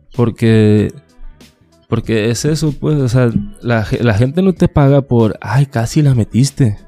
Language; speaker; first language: Spanish; native; Spanish